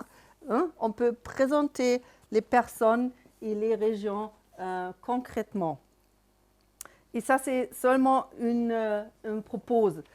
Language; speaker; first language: French; non-native, fluent; German